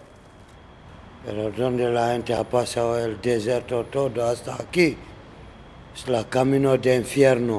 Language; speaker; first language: Spanish; non-native, learner; Arabic